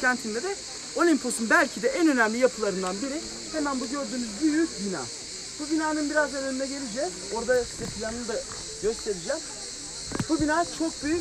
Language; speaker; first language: Turkish; native; Turkish